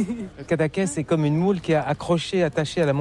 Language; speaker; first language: French; native; French